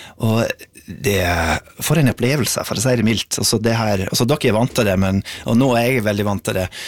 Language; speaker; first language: Norwegian; non-native, fluent; English